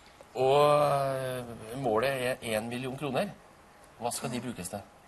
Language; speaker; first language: Norwegian; native; Norwegian